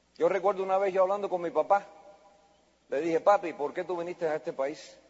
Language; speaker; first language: Spanish; early bilingual, heritage; Spanish